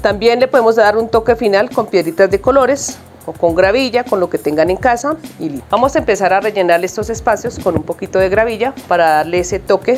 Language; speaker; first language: Spanish; native; Spanish